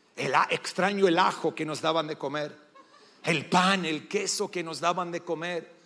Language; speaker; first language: Spanish; non-native, fluent; English